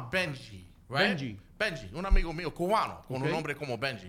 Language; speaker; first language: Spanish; early bilingual, other home language; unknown